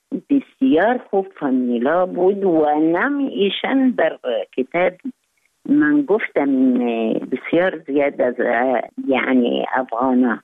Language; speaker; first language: Persian; non-native, learner; Arabic